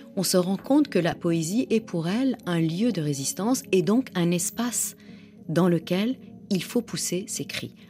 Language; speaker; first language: French; non-native, fluent; Persian